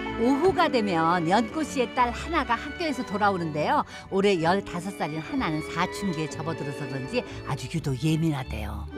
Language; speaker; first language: Korean; native; Korean